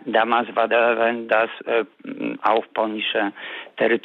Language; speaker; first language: German; non-native, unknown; Polish